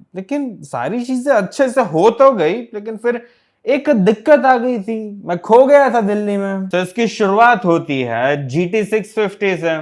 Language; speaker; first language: Hindi; non-native, local second language; Gujarati